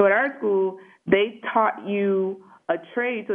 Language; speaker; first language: English; native; English